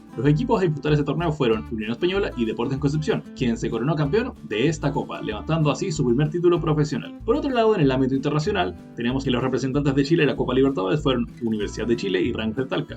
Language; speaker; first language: Spanish; native; Spanish